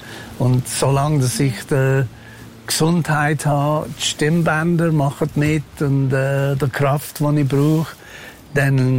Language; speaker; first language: German; non-native, fluent; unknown